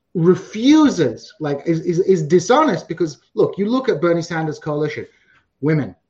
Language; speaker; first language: English; native; English